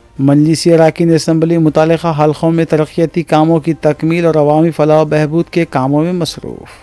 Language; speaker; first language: Urdu; native; Urdu